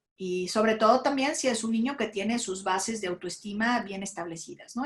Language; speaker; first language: Spanish; native; Spanish